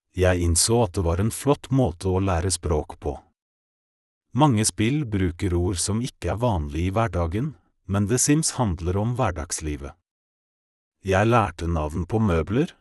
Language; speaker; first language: Norwegian; non-native, learner; Polish